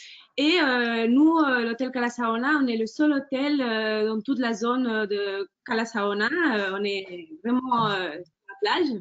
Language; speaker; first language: French; non-native, fluent; Spanish